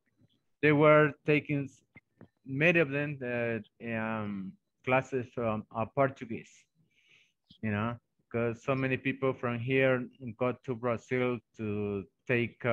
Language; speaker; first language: English; non-native, fluent; Spanish